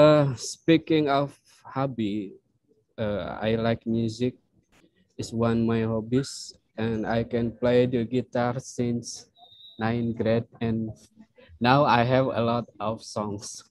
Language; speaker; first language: English; non-native, learner; Indonesian